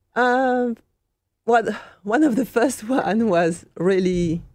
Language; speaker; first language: English; non-native, fluent; French